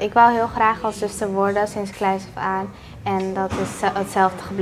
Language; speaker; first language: Dutch; non-native, local second language; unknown